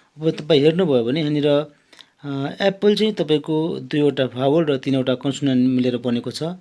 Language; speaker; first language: Nepali; native; Nepali